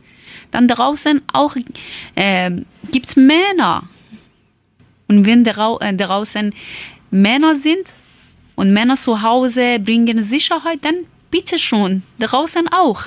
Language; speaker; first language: German; non-native, learner; Persian